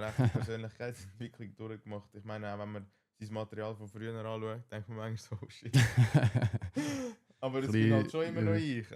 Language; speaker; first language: German; native; German